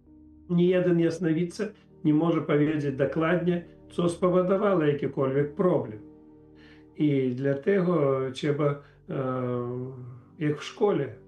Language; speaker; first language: Polish; non-native, learner; Ukrainian